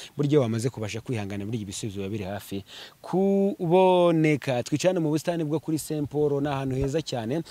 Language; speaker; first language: Kinyarwanda; native; Kinyarwanda